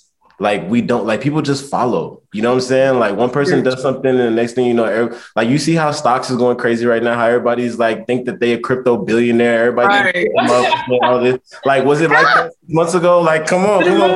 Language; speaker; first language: English; native; English